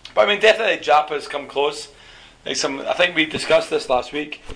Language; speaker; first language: English; native; English